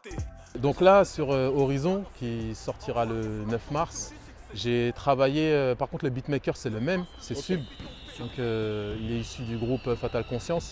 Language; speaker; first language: French; native; French